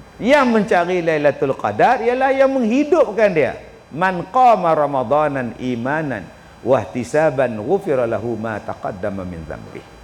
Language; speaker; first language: Malay; native; Malay